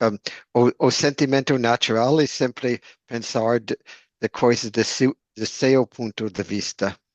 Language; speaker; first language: Portuguese; non-native, learner; English